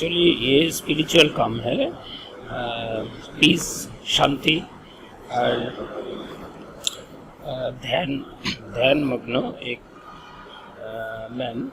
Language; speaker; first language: Hindi; non-native, local second language; Bangla